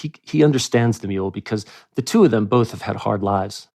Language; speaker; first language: English; native; English